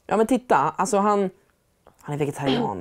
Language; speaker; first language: Swedish; native; Swedish